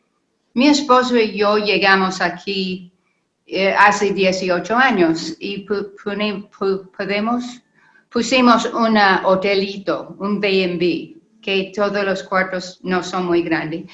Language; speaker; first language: Spanish; non-native, learner; English